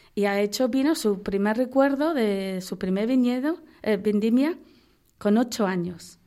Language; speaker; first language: Spanish; non-native, fluent; English